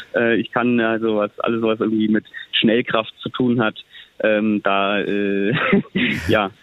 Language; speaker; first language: German; native; German